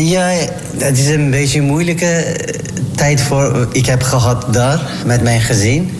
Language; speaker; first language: Dutch; non-native, learner; Turkish